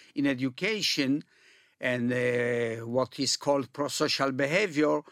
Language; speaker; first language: English; early bilingual, other home language; Polish